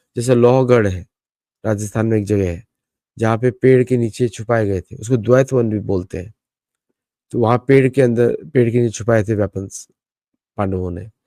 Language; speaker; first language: Hindi; native; Hindi